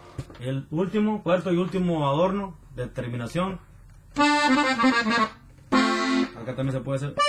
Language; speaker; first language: Spanish; native; Spanish